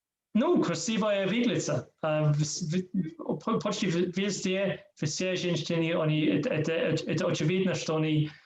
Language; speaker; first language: Russian; non-native, learner; English